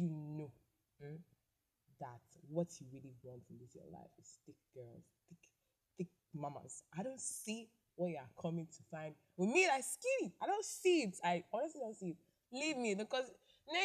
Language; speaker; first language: English; non-native, local second language; Igbo